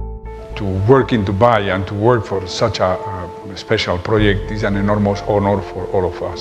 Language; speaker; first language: English; non-native, fluent; Spanish